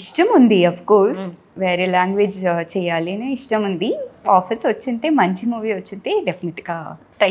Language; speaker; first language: Telugu; non-native, learner; Tamil